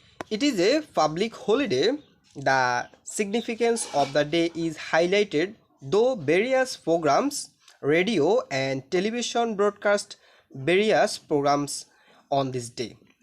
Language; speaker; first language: English; non-native, local second language; Bangla